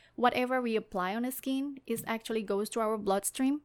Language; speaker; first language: English; non-native, fluent; Indonesian